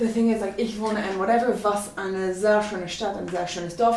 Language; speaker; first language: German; non-native, fluent; English